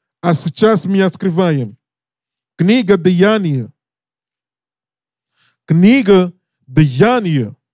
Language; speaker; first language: Russian; non-native, learner; English